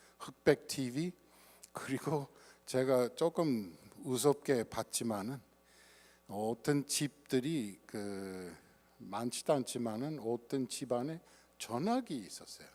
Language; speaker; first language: Korean; non-native, fluent; English